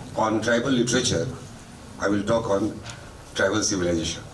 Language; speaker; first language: English; non-native, local second language; Hindi